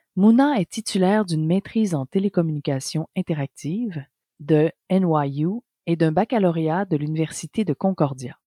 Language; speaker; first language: French; native; French